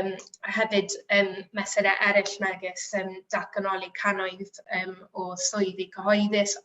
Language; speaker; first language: Welsh; native; Welsh